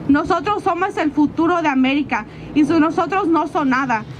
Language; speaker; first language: Spanish; early bilingual, heritage; Spanish